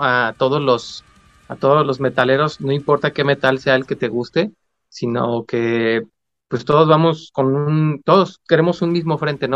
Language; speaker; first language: Spanish; native; Spanish